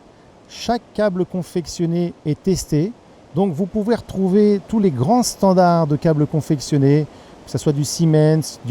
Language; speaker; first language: French; native; French